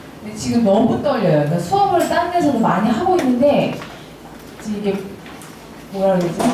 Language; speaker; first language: Korean; native; Korean